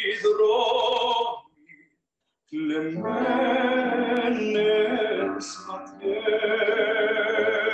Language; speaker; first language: Greek; early bilingual, heritage; Greek